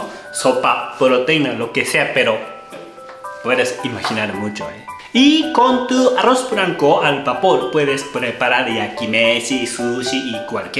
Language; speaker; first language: Spanish; non-native, learner; Japanese